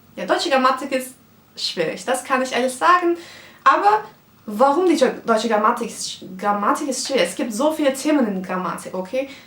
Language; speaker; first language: German; non-native, fluent; Turkish